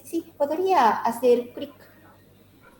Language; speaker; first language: Spanish; non-native, learner; Japanese